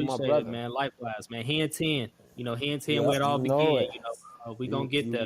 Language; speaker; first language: English; native; English